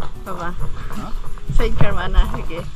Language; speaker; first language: Korean; non-native, learner; Filipino